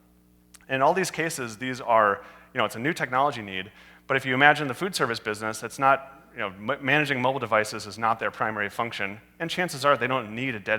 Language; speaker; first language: English; native; English